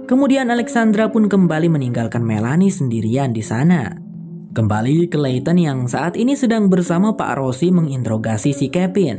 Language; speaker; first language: Indonesian; native; Indonesian